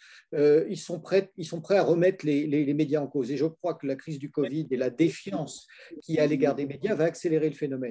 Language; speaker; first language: French; native; French